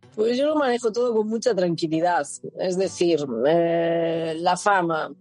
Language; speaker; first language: Spanish; native; Spanish